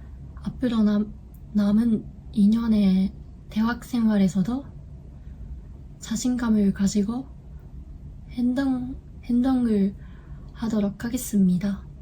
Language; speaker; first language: Korean; non-native, learner; Japanese